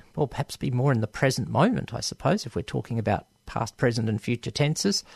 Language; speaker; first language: English; native; English